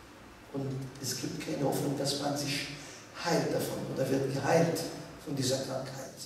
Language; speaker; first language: German; non-native, fluent; Arabic